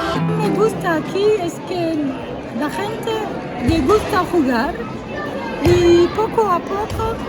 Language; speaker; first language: Spanish; non-native, fluent; French